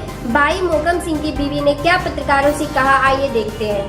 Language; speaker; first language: Hindi; native; Hindi